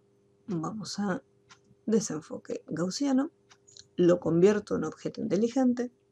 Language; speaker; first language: Spanish; native; Spanish